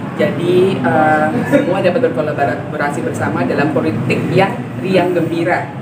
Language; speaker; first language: Indonesian; native; Indonesian